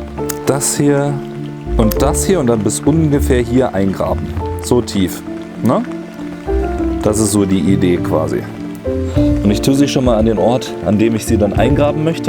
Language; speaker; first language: German; native; German